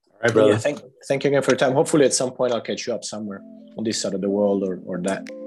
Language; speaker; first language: English; non-native, fluent; Italian